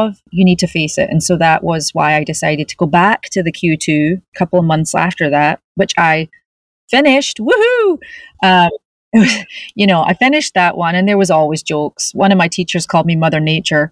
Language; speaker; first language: English; native; English